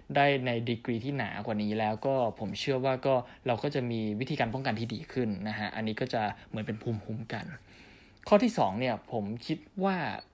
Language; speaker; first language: Thai; native; Thai